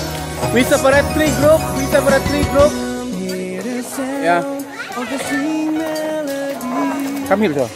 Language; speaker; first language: English; non-native, learner; Indonesian